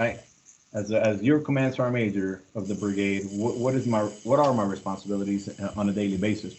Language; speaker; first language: English; native; English